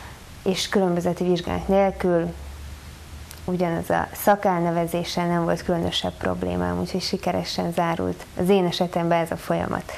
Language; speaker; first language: Hungarian; native; Hungarian